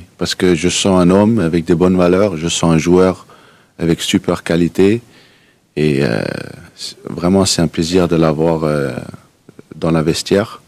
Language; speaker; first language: French; non-native, fluent; Danish